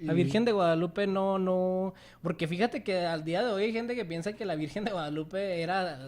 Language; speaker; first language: Spanish; native; Spanish